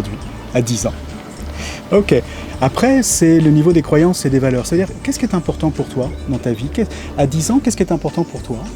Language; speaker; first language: French; native; French